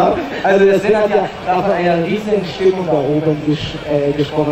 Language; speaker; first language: German; native; German